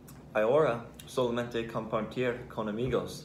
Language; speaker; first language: Spanish; non-native, learner; English